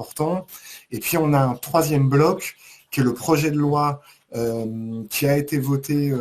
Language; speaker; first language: French; native; French